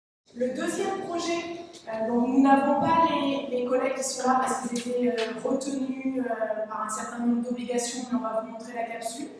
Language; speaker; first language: French; native; French